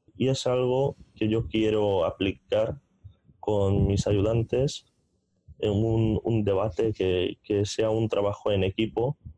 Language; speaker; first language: Spanish; non-native, fluent; Hungarian